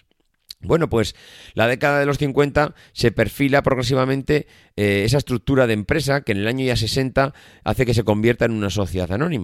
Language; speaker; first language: Spanish; native; Spanish